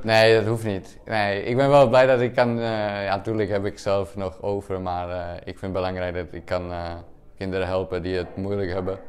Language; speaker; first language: Dutch; non-native, learner; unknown